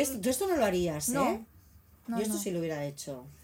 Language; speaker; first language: Spanish; native; Spanish